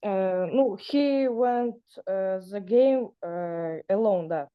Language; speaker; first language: English; non-native, learner; Russian